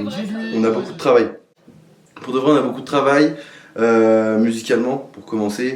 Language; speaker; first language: French; native; French